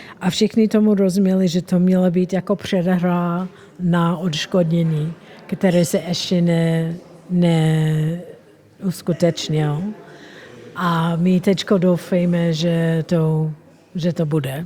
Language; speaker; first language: Czech; non-native, fluent; German